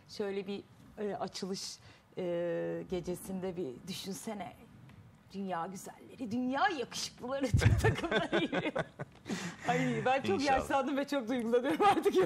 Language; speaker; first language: Turkish; native; Turkish